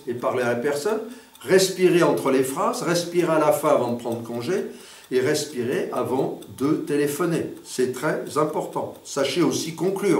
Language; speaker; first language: French; native; French